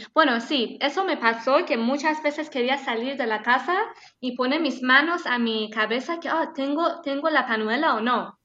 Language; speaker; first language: Spanish; non-native, fluent; Persian